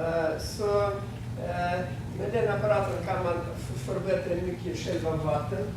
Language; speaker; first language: Swedish; non-native, fluent; Russian